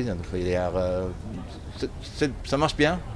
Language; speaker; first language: French; non-native, learner; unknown